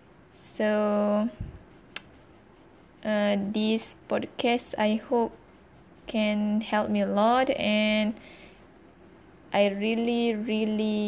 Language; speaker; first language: English; non-native, learner; Malay